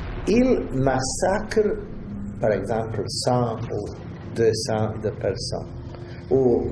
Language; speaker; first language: French; non-native, fluent; Russian